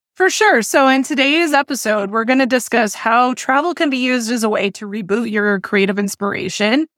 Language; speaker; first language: English; native; English